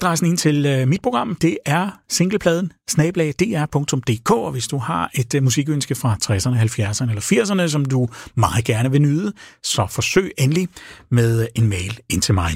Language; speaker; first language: Danish; native; Danish